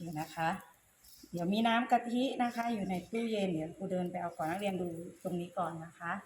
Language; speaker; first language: Thai; native; Thai